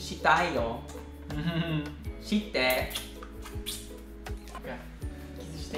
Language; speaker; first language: Japanese; non-native, learner; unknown